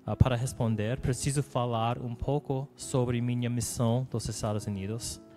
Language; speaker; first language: Portuguese; non-native, learner; English